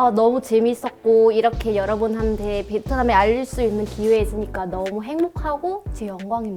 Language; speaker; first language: Korean; non-native, fluent; Vietnamese